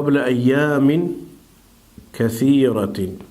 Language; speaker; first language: Arabic; non-native, fluent; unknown